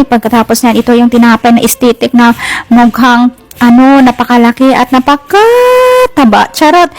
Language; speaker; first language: Filipino; non-native, local second language; Cebuano